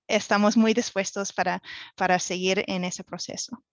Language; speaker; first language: Spanish; non-native, fluent; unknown